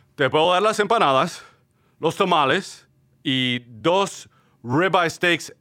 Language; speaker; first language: Spanish; early bilingual, other home language; English